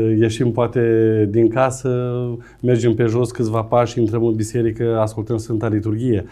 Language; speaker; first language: Romanian; native; Romanian